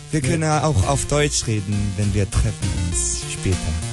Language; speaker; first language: German; non-native, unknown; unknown